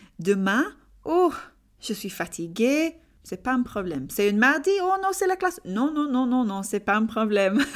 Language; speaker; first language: French; non-native, learner; English